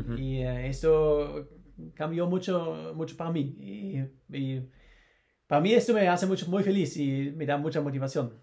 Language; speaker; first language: Spanish; non-native, learner; German